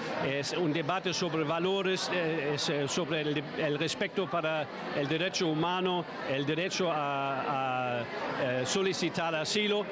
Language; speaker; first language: Spanish; non-native, fluent; German